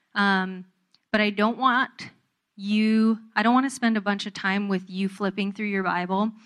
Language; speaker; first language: English; native; English